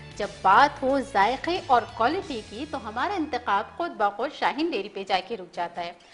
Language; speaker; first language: Urdu; native; Urdu